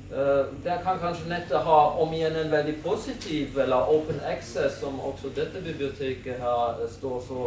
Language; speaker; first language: Norwegian; non-native, fluent; German